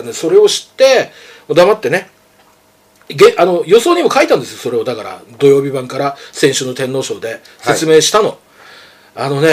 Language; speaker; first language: Japanese; native; Japanese